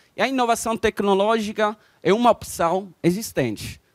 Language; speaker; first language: Portuguese; non-native, fluent; Italian